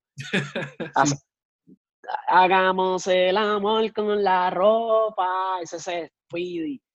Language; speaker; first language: Spanish; native; Spanish